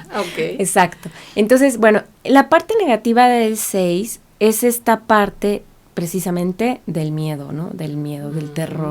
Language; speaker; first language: Spanish; native; Spanish